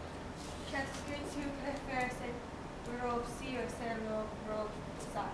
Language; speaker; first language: French; non-native, learner; English